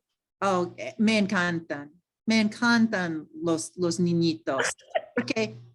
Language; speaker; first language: Spanish; non-native, fluent; English